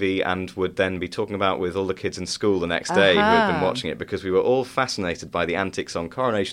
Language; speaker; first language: English; native; English